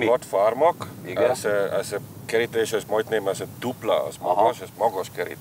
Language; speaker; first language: Hungarian; non-native, learner; Afrikaans